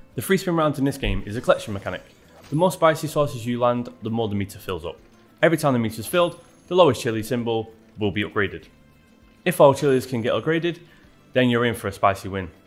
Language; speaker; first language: English; native; English